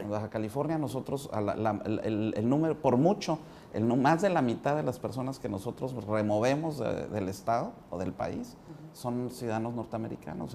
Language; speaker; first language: Spanish; native; Spanish